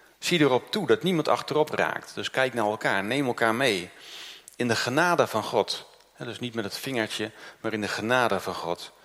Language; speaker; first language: Dutch; early bilingual, other home language; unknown